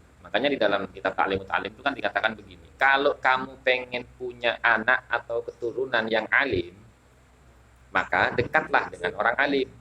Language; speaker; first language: Indonesian; non-native, local second language; Madurese